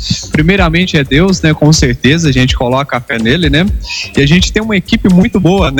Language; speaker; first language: Portuguese; native; Portuguese